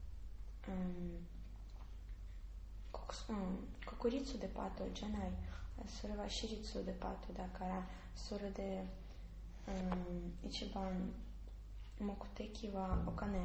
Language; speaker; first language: Japanese; non-native, learner; Russian